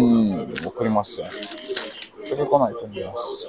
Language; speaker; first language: Japanese; non-native, learner; Russian